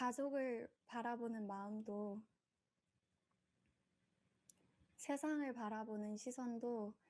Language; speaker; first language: Korean; early bilingual, heritage; Korean